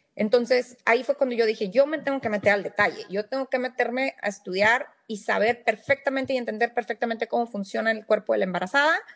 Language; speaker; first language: Spanish; native; Spanish